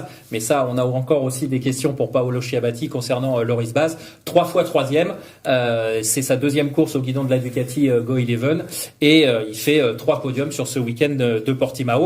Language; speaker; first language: French; native; French